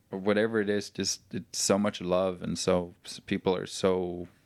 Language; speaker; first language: English; non-native, fluent; Norwegian